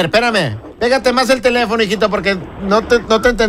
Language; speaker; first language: Spanish; native; Spanish